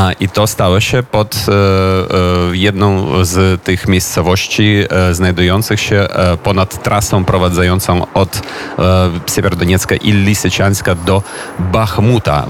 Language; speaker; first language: Polish; non-native, fluent; Ukrainian